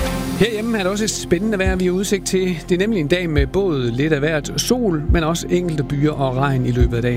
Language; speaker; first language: Danish; native; Danish